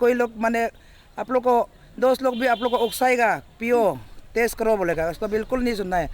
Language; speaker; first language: Hindi; non-native, local second language; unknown